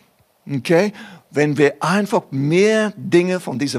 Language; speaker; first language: German; non-native, fluent; English